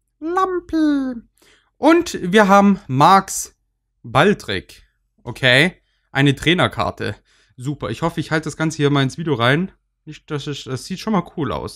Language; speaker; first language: German; native; German